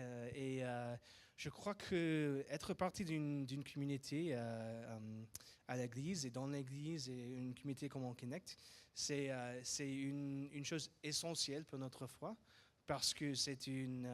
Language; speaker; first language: French; non-native, fluent; English